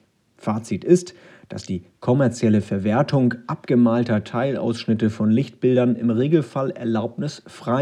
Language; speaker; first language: German; native; German